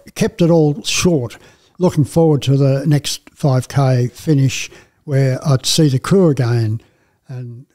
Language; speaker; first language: English; native; English